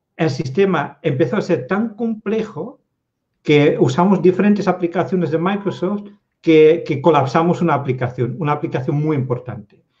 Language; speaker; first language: Spanish; non-native, fluent; Dutch